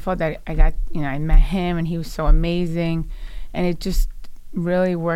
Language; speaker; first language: English; early bilingual, other home language; Italian